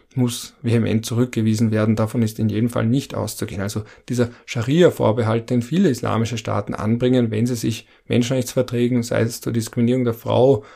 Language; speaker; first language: German; native; German